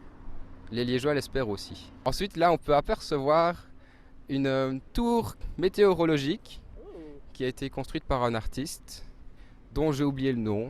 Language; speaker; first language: French; native; French